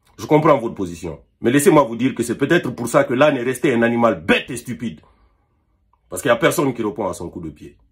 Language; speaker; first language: French; non-native, local second language; Fula